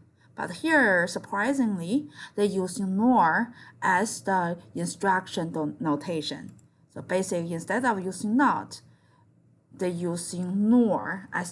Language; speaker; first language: English; non-native, fluent; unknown